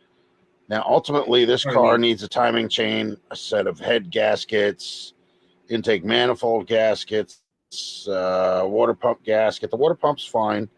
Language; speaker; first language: English; native; English